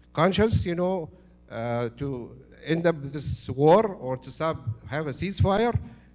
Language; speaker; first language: English; non-native, fluent; Arabic